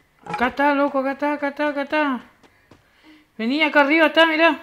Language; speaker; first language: Spanish; native; Spanish